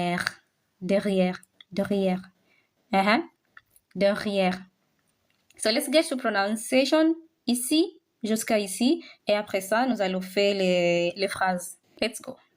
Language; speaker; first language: French; non-native, local second language; Swahili